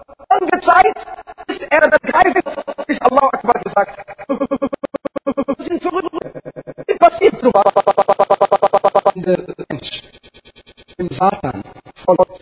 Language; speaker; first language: German; non-native, learner; Arabic